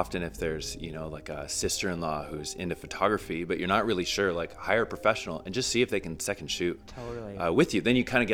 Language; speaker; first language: English; native; English